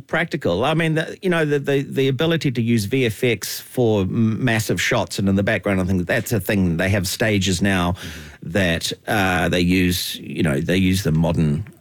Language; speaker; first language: English; native; English